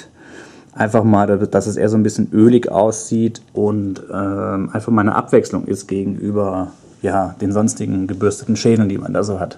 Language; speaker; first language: German; native; German